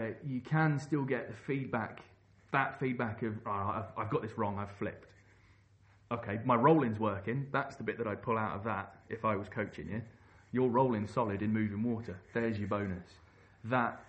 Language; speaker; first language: English; native; English